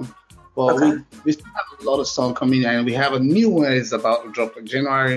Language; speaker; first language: English; non-native, local second language; Yoruba